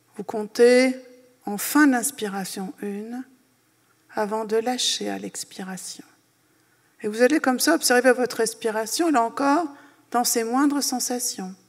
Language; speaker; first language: French; native; French